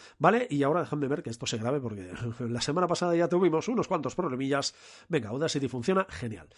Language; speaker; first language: Spanish; non-native, local second language; Catalan